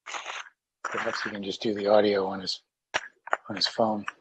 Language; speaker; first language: English; native; English